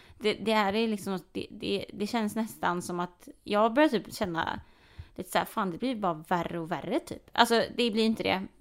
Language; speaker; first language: Swedish; native; Swedish